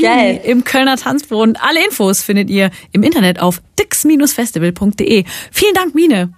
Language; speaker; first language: German; native; German